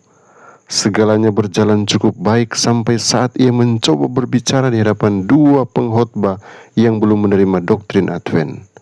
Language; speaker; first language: Indonesian; native; Indonesian